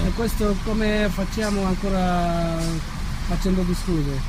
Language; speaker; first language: Italian; non-native, learner; Bangla